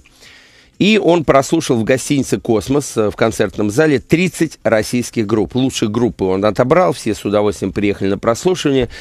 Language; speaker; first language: Russian; native; Russian